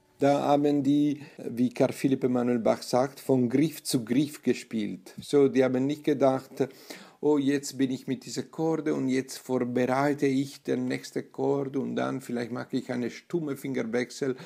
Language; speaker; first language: German; non-native, fluent; Italian